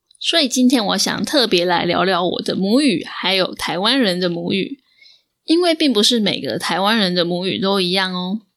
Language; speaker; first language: Chinese; native; Chinese